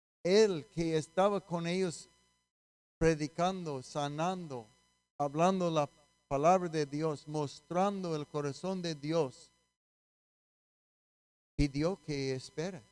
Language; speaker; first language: Spanish; non-native, fluent; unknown